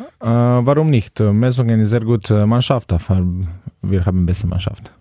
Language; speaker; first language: German; non-native, learner; Slovenian